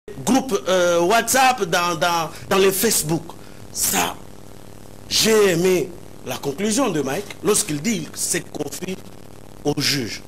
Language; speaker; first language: French; non-native, local second language; Lingala